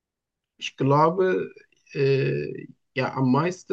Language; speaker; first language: German; non-native, learner; Turkish